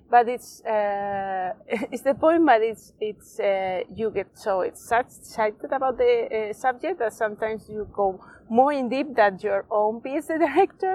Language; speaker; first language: English; non-native, fluent; Spanish